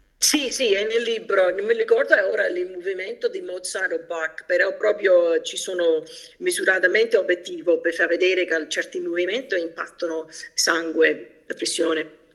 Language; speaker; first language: Italian; early bilingual, heritage; Italian